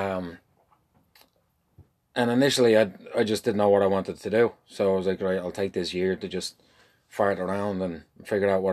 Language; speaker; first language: English; native; English